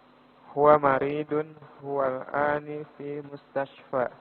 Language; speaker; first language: Arabic; non-native, learner; Indonesian